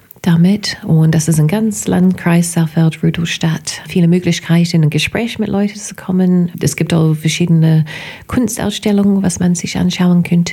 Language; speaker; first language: German; non-native, fluent; English